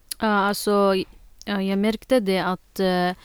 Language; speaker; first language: Swedish; non-native, fluent; Arabic